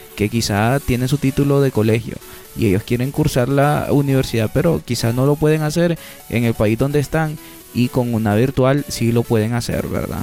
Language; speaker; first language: Spanish; native; Spanish